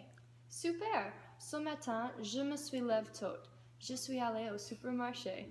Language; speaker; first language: French; non-native, learner; English